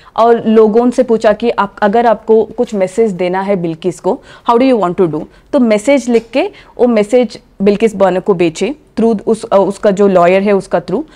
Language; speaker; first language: Hindi; non-native, local second language; Kannada